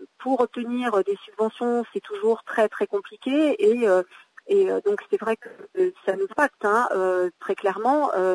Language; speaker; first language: French; native; French